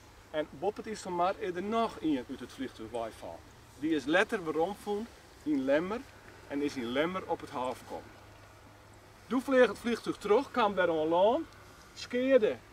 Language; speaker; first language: Dutch; non-native, local second language; Western Frisian